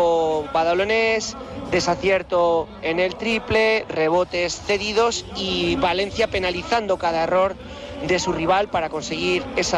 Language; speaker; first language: Spanish; native; Spanish